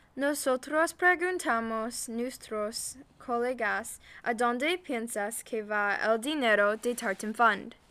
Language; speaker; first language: Spanish; non-native, learner; English